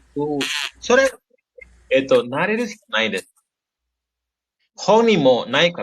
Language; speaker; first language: Japanese; non-native, fluent; Indonesian